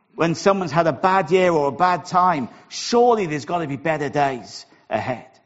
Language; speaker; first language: English; native; English